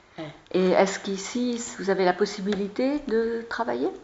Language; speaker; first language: French; native; French